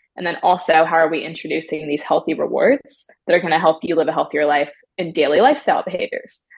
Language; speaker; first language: English; native; English